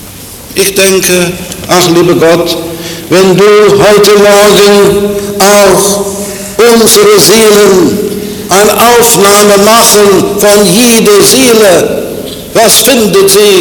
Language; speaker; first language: German; non-native, fluent; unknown